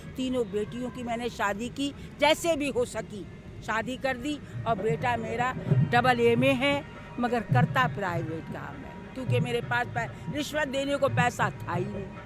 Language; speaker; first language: Hindi; native; Hindi